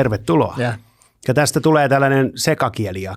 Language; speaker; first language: Finnish; native; Finnish